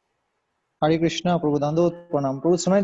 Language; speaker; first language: Hindi; non-native, learner; Bangla